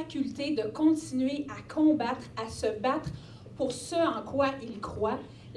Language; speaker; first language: French; native; French